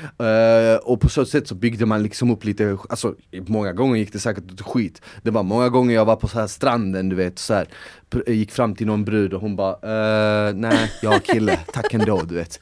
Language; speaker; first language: Swedish; native; Swedish